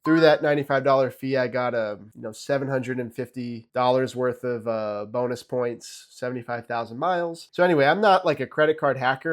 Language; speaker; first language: English; native; English